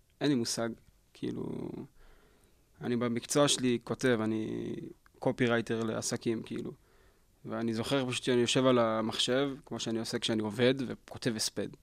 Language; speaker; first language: Hebrew; native; Hebrew